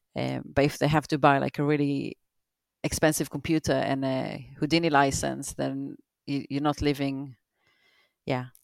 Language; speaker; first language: English; non-native, fluent; Hebrew